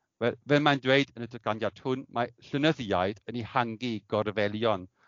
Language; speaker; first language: Welsh; non-native, fluent; German